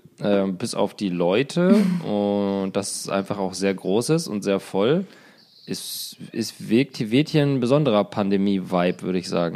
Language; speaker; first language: German; native; German